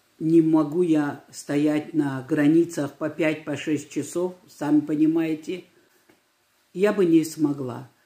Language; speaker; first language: Russian; non-native, local second language; Georgian